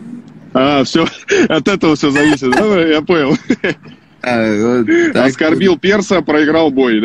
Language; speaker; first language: Russian; native; Russian